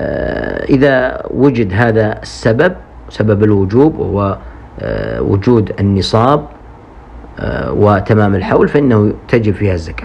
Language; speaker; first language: Arabic; native; Arabic